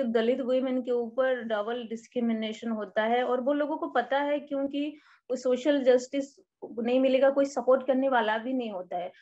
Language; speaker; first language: Hindi; non-native, local second language; Odia